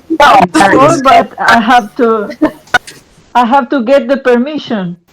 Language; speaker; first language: English; non-native, learner; Spanish